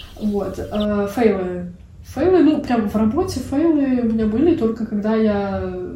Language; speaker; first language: Russian; non-native, local second language; Belarusian